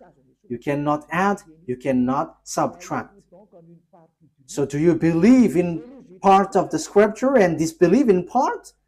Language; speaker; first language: English; non-native, fluent; Malagasy